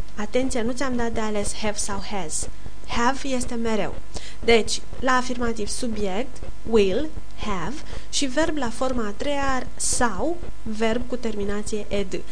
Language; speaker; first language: Romanian; native; Romanian